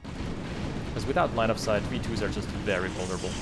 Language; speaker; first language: English; native; English